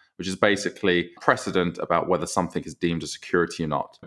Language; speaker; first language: English; native; English